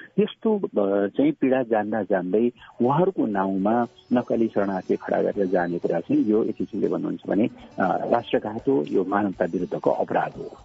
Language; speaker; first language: Nepali; native; Nepali